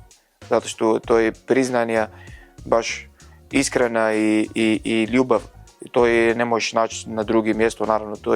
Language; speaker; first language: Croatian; non-native, learner; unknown